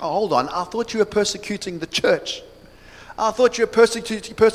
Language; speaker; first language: English; native; English